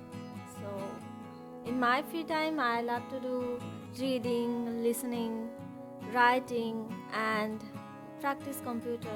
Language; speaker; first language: English; non-native, learner; Bangla